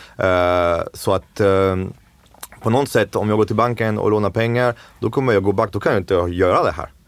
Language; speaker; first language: Swedish; non-native, fluent; French